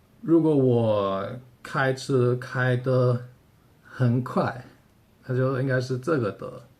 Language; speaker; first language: Chinese; non-native, fluent; German